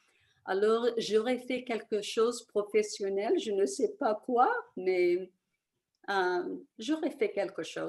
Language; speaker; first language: French; early bilingual, other home language; Italian